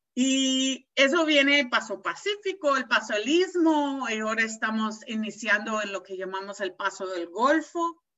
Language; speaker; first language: Spanish; non-native, fluent; English